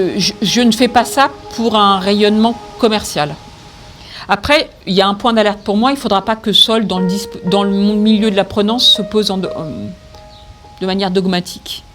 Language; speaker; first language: French; native; French